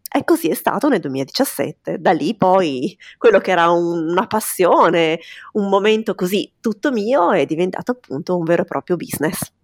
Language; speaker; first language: Italian; native; Italian